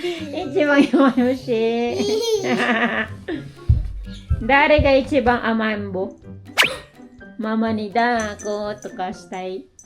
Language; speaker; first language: Japanese; non-native, fluent; Filipino